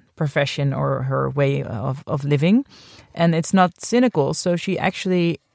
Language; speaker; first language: English; non-native, fluent; Dutch